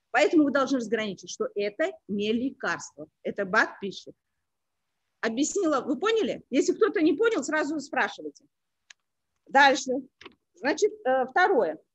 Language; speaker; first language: Russian; non-native, local second language; Uzbek